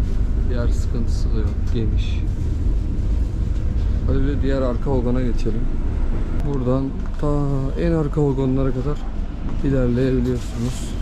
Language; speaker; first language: Turkish; native; Turkish